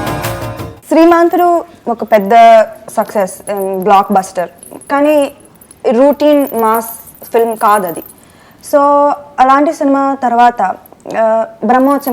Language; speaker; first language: Telugu; non-native, fluent; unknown